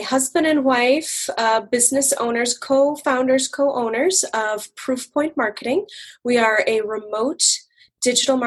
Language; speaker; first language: English; native; English